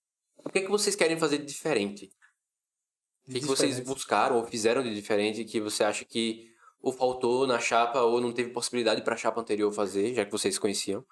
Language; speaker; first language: Portuguese; native; Portuguese